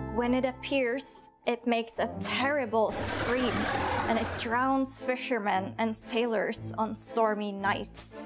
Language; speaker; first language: English; non-native, fluent; Norwegian